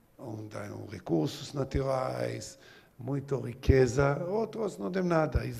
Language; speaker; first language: Portuguese; non-native, learner; Hebrew